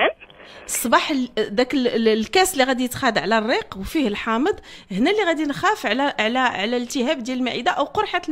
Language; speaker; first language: Arabic; native; Arabic